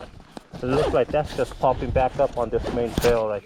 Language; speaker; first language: English; native; English